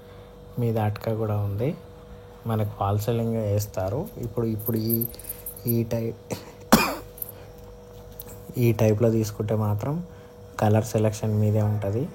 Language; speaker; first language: Telugu; native; Telugu